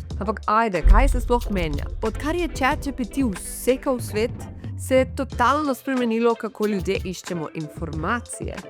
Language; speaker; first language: Slovenian; early bilingual, heritage; Portuguese